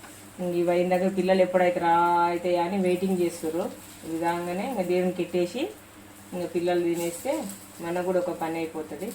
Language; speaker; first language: Telugu; native; Telugu